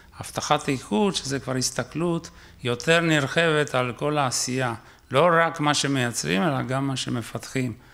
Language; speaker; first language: Hebrew; native; Hebrew